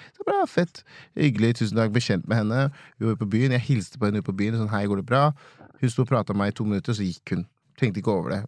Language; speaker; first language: Norwegian; non-native, fluent; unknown